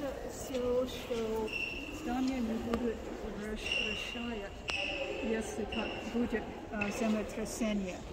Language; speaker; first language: Russian; non-native, learner; English